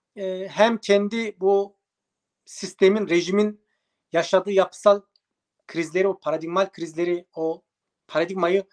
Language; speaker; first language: Turkish; native; Turkish